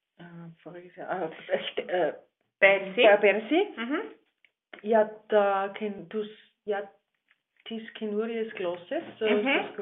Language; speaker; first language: Greek; non-native, learner; German